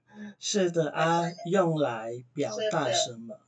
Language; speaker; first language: Chinese; non-native, fluent; Indonesian